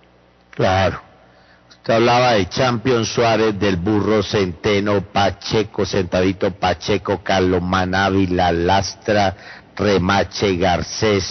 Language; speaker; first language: Spanish; native; Spanish